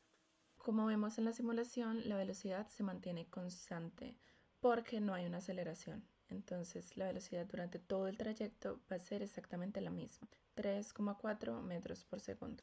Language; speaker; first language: Spanish; native; Spanish